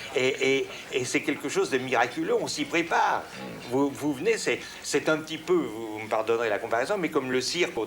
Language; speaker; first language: French; native; French